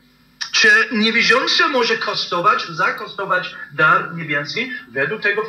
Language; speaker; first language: Polish; non-native, fluent; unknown